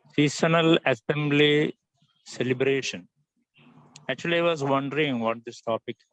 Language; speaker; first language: English; non-native, local second language; Malayalam